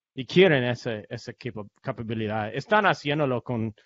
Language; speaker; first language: Spanish; non-native, learner; English